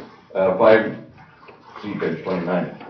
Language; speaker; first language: English; native; English